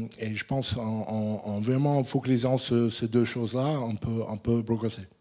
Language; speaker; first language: French; non-native, fluent; English